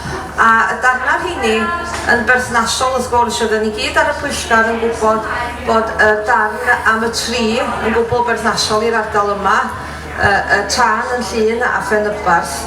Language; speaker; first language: Welsh; native; Welsh